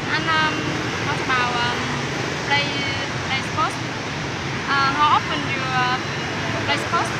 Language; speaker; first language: English; non-native, learner; Vietnamese